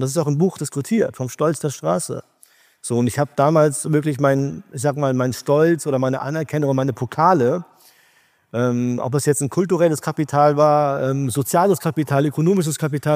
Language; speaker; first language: German; early bilingual, other home language; Urdu